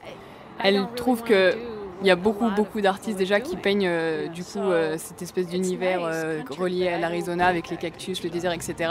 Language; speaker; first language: French; native; French